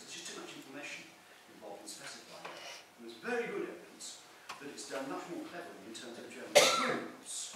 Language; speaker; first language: English; native; English